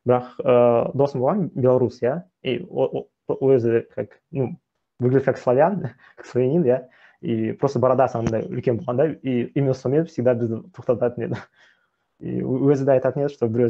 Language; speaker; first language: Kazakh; non-native, local second language; Russian